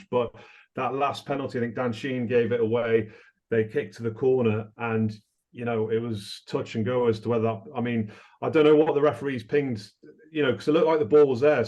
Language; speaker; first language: English; native; English